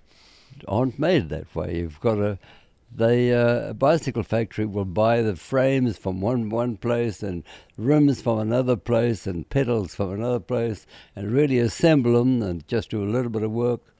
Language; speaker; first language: English; native; English